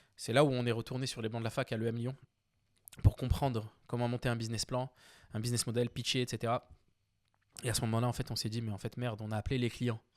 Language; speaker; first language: French; early bilingual, other home language; Arabic